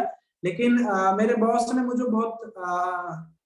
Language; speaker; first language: Hindi; native; Hindi